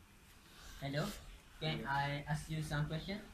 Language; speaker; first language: English; non-native, local second language; Malay